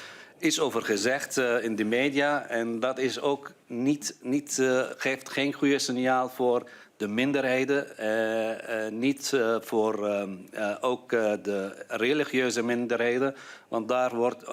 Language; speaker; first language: Dutch; non-native, fluent; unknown